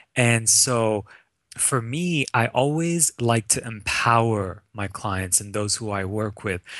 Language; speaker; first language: English; early bilingual, other home language; Arabic